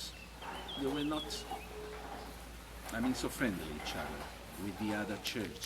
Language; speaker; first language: English; non-native, learner; Italian